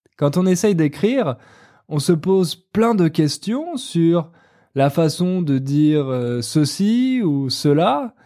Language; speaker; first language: French; native; French